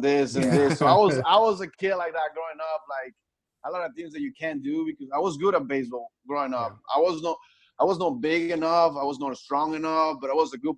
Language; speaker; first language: English; non-native, fluent; Spanish